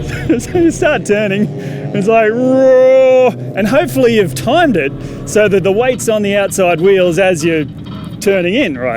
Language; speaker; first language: English; native; English